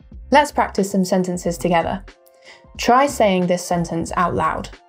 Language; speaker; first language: English; native; English